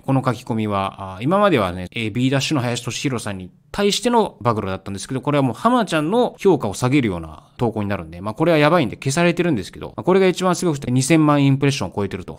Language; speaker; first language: Japanese; native; Japanese